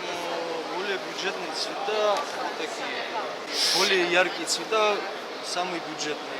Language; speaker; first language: Russian; non-native, fluent; Georgian